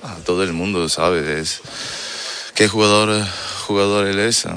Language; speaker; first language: Spanish; non-native, learner; German